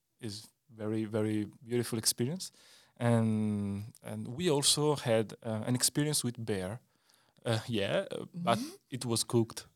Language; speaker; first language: English; non-native, learner; Italian